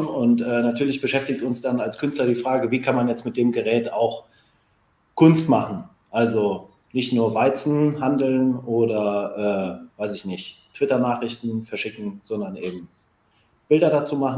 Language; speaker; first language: German; native; German